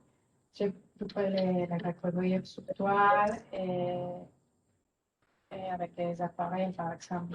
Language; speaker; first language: French; non-native, fluent; Spanish